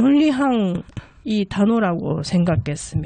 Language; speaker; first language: Korean; non-native, fluent; Japanese